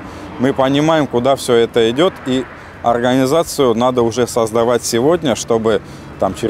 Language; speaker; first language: Russian; native; Russian